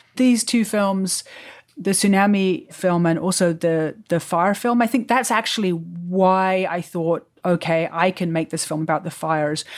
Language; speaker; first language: English; native; English